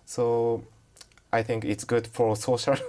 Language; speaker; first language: English; non-native, learner; Japanese